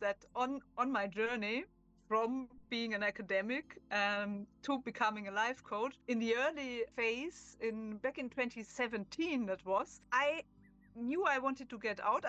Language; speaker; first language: English; non-native, fluent; German